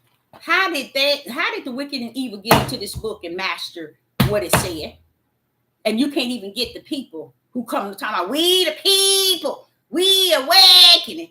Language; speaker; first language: English; native; English